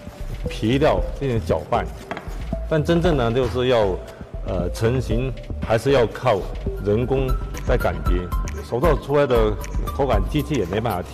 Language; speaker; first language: Chinese; native; Chinese